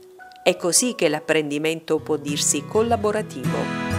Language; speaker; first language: Italian; native; Italian